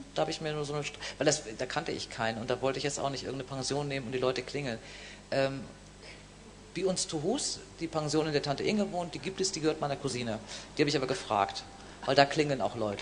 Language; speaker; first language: German; native; German